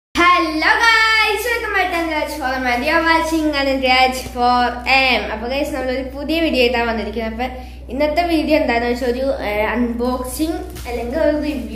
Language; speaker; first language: English; non-native, learner; Malayalam